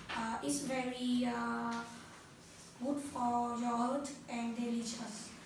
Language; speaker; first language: English; non-native, learner; Vietnamese